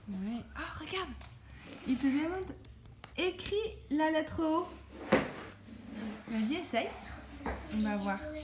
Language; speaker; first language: French; native; French